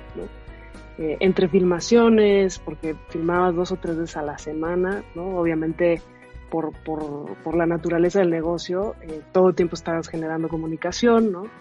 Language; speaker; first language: Spanish; native; Spanish